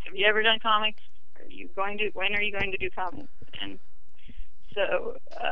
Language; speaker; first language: English; native; English